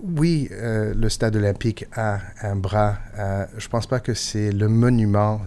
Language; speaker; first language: French; non-native, fluent; English